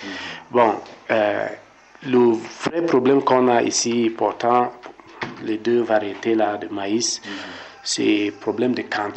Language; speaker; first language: French; non-native, local second language; English